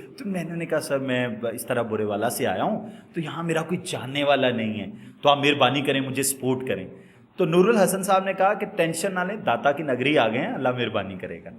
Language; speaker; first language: Urdu; non-native, local second language; Punjabi